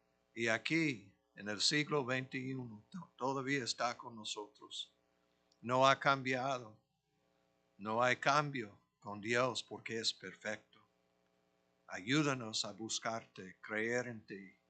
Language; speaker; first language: Spanish; non-native, fluent; English